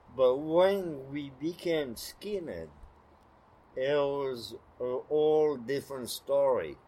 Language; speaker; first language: English; non-native, learner; French